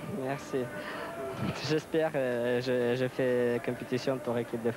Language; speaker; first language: French; non-native, learner; Russian